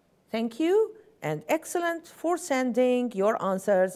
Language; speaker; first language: English; non-native, fluent; Arabic